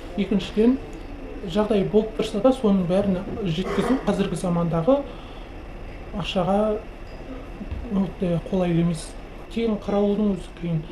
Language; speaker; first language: Kazakh; early bilingual, heritage; Kazakh